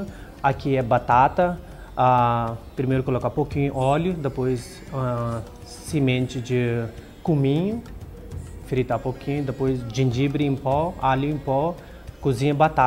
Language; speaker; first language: Portuguese; non-native, learner; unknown